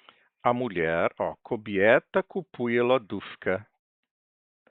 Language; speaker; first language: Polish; non-native, fluent; Portuguese